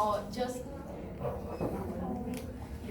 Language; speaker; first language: English; non-native, learner; Vietnamese